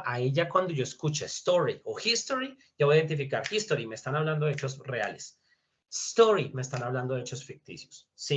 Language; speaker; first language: Spanish; native; Spanish